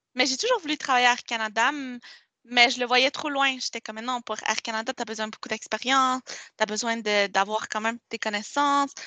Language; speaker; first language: French; non-native, local second language; Spanish